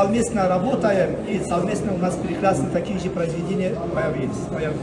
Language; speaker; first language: Russian; non-native, fluent; Turkish